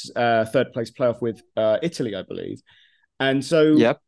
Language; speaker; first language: English; native; English